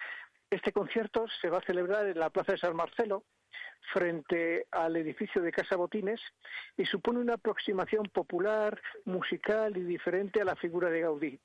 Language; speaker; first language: Spanish; native; Spanish